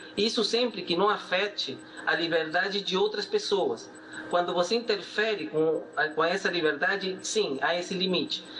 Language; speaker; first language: Portuguese; non-native, fluent; Spanish